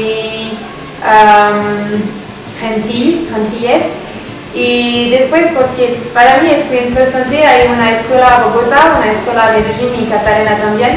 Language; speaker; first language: Spanish; non-native, learner; French